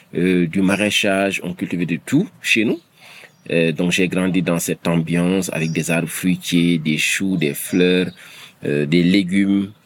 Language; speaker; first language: French; non-native, local second language; Wolof